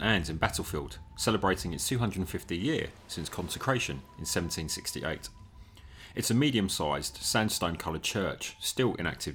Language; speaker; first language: English; native; English